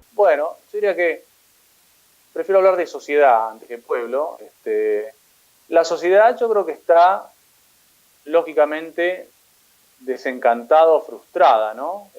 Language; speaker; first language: Spanish; native; Spanish